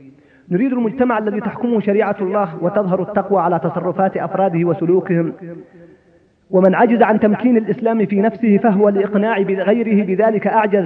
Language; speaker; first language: Arabic; native; Arabic